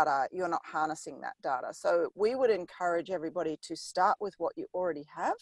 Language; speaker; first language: English; native; English